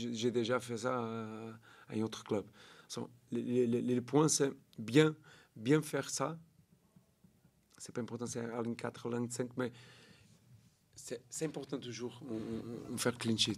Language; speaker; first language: French; non-native, learner; Portuguese